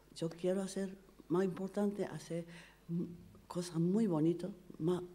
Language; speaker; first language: Spanish; non-native, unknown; Japanese